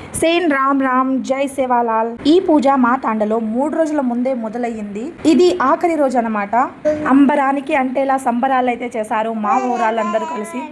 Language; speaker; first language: Telugu; non-native, local second language; Lambadi